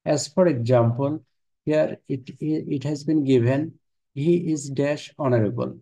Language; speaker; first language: English; non-native, local second language; Bangla